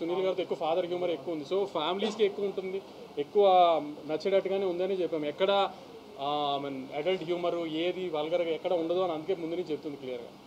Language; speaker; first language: Telugu; native; Telugu